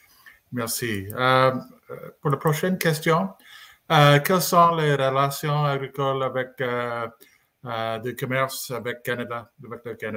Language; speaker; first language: French; non-native, learner; English